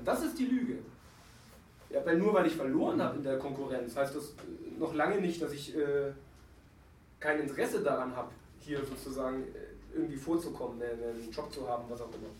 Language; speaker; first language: German; native; German